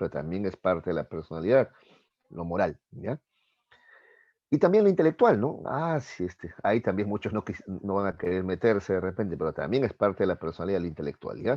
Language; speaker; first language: Spanish; native; Spanish